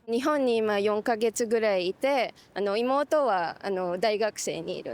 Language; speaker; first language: Japanese; non-native, learner; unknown